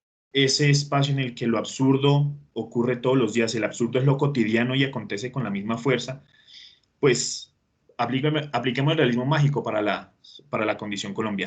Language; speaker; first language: Spanish; native; Spanish